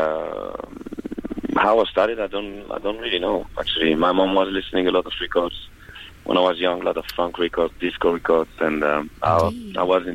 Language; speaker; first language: English; non-native, fluent; French